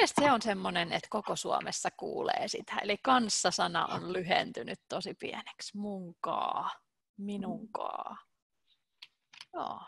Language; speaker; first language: Finnish; native; Finnish